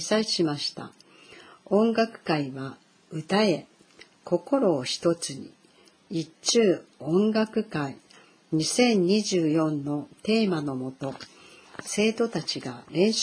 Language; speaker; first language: Japanese; native; Japanese